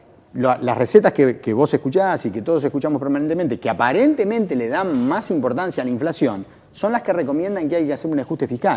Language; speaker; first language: Spanish; native; Spanish